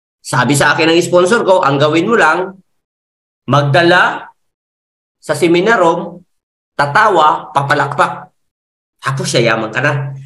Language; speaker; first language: Filipino; non-native, local second language; Masbatenyo